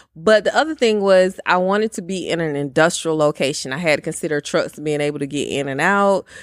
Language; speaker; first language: English; native; English